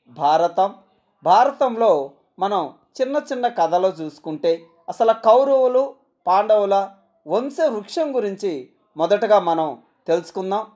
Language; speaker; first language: Telugu; native; Telugu